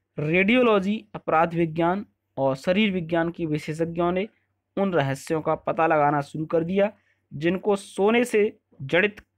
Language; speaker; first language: Hindi; native; Hindi